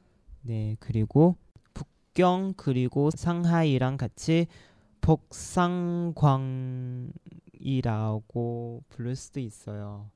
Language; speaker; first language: Korean; non-native, learner; Chinese